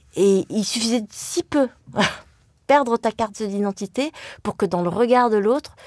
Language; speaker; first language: French; early bilingual, other home language; Vietnamese